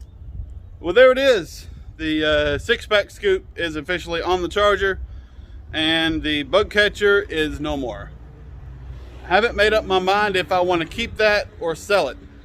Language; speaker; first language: English; native; English